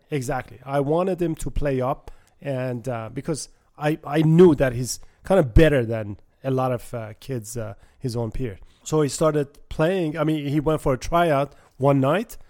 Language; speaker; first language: English; non-native, fluent; Persian